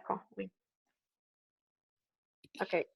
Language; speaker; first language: French; non-native, learner; Spanish